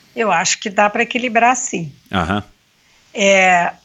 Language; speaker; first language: Portuguese; native; Portuguese